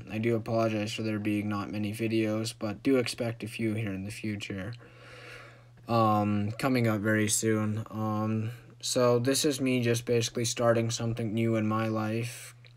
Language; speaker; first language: English; native; English